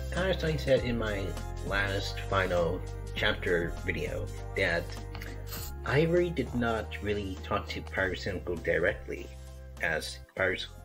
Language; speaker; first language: English; native; English